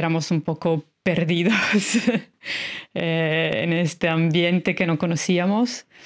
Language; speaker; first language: Spanish; non-native, fluent; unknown